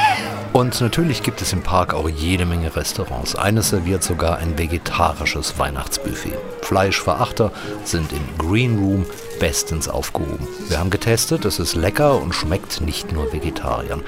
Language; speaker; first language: German; native; German